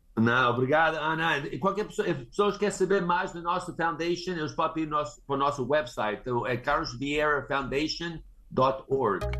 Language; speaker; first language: Portuguese; early bilingual, heritage; English